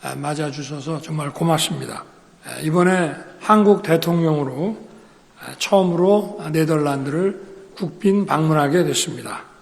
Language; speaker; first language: Korean; native; Korean